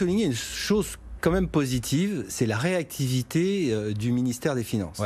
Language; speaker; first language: French; native; French